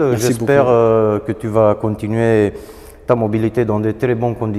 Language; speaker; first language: French; non-native, fluent; Romanian